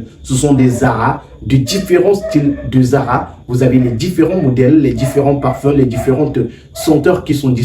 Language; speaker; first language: French; native; French